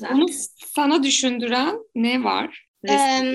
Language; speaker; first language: Turkish; native; Turkish